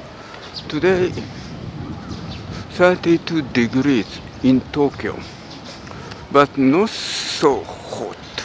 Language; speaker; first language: English; non-native, learner; Japanese